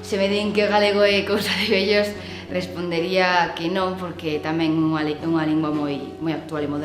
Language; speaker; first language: Galician; non-native, local second language; Spanish